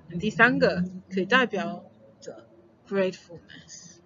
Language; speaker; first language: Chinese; non-native, fluent; English